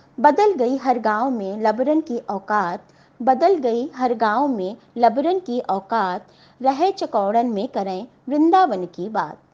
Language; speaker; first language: Hindi; native; Hindi